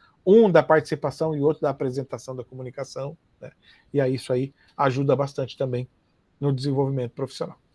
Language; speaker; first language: Portuguese; native; Portuguese